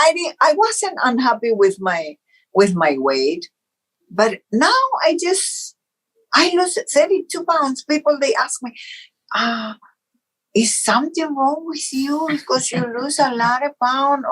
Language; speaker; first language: English; non-native, fluent; Portuguese